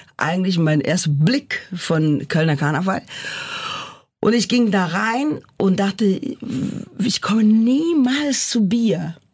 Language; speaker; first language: German; non-native, fluent; Portuguese